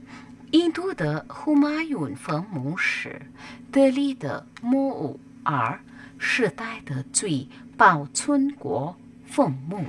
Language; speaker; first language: Chinese; non-native, learner; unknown